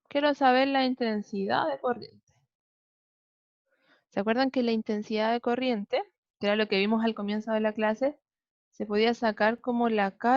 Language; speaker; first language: Spanish; native; Spanish